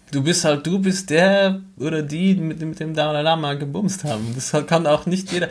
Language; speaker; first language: German; native; German